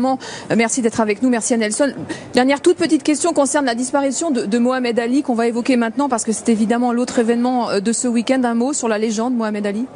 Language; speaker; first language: French; native; French